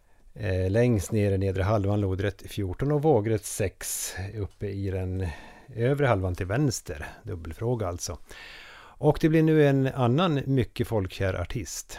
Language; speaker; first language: Swedish; native; Swedish